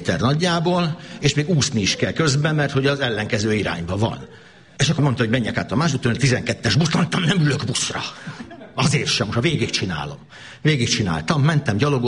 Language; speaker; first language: Hungarian; native; Hungarian